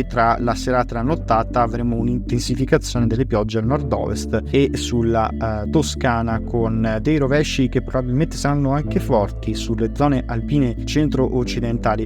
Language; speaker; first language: Italian; native; Italian